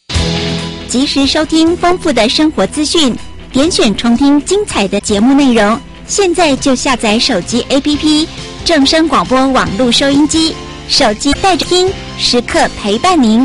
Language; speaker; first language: Chinese; native; Chinese